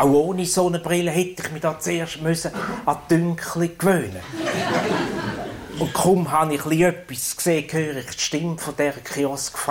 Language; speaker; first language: German; native; German